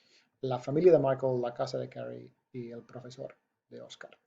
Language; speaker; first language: Spanish; non-native, fluent; English